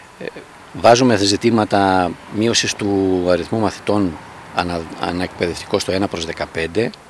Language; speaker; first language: Greek; native; Greek